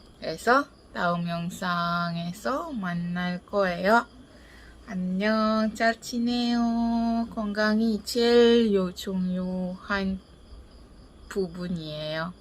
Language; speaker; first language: Korean; non-native, learner; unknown